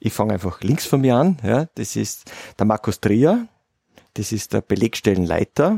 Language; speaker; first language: German; native; German